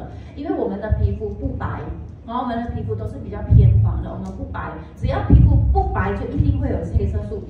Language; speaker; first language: Chinese; native; Chinese